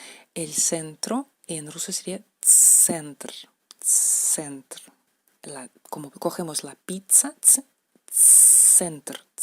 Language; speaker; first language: Spanish; non-native, fluent; Russian